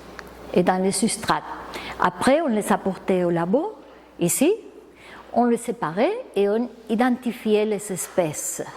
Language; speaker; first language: French; non-native, fluent; Spanish